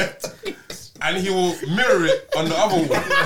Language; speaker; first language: English; non-native, fluent; French